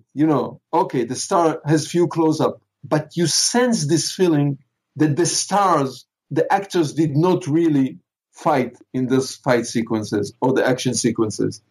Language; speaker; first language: English; non-native, fluent; Hebrew